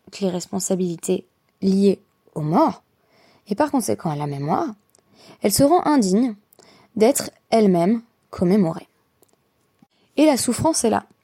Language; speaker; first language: French; native; French